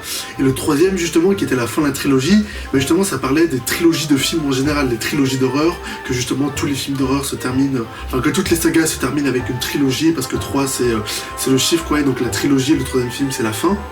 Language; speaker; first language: French; native; French